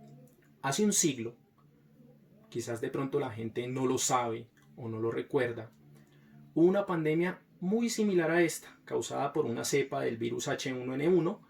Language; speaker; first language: Spanish; native; Spanish